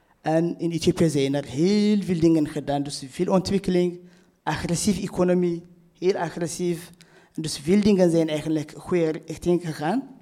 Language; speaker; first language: Dutch; non-native, fluent; Tigrinya